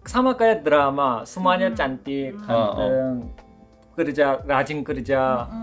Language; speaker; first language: Indonesian; non-native, fluent; Korean